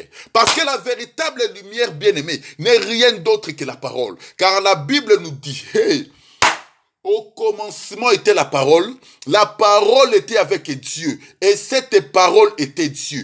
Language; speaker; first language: French; non-native, local second language; Lingala